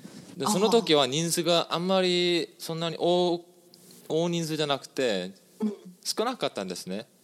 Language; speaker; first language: Japanese; non-native, fluent; English